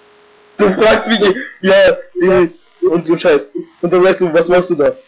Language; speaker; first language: German; native; German